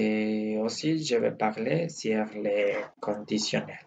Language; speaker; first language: French; non-native, learner; Spanish